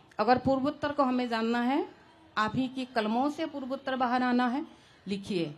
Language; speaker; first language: Hindi; non-native, local second language; Assamese